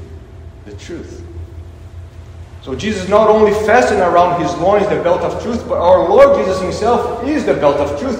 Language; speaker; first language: English; non-native, fluent; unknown